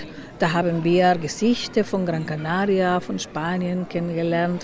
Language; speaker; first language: German; non-native, learner; Spanish